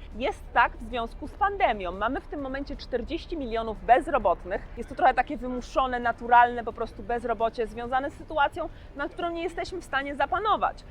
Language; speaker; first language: Polish; native; Polish